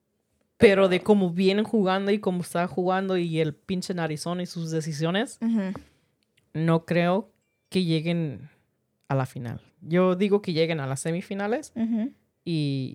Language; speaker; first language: Spanish; early bilingual, heritage; Spanish